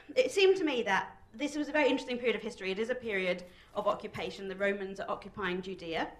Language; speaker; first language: English; native; English